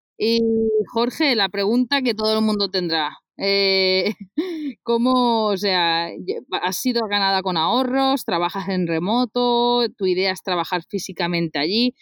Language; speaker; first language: Spanish; native; Spanish